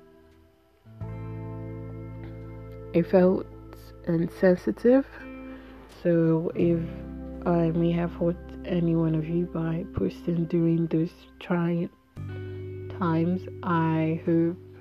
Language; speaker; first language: English; non-native, local second language; Igbo